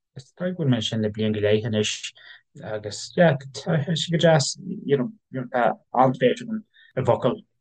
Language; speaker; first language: Irish; non-native, local second language; English